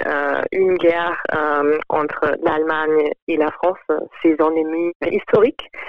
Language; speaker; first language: French; non-native, fluent; German